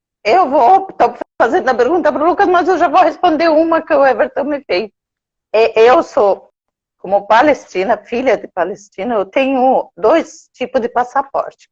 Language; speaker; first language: Portuguese; non-native, fluent; Arabic